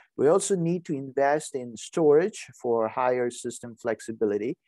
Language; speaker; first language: English; non-native, fluent; Italian